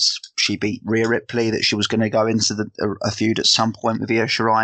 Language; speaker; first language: English; native; English